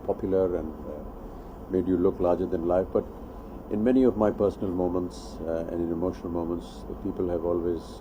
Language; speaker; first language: English; non-native, local second language; Hindi